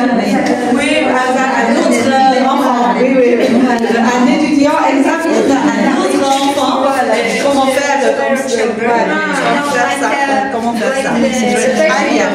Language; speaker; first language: French; non-native, fluent; Chinese